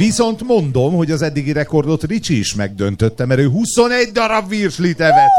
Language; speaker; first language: Hungarian; native; Hungarian